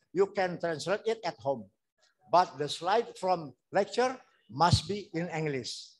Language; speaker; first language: English; non-native, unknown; Indonesian